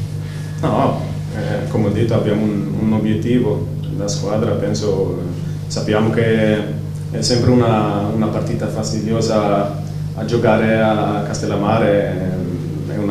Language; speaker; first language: Italian; non-native, fluent; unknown